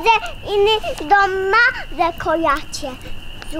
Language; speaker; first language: Polish; early bilingual, heritage; Polish